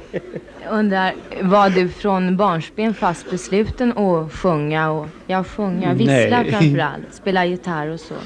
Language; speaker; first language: Swedish; native; Swedish